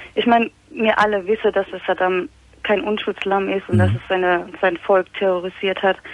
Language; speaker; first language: German; early bilingual, other home language; Italian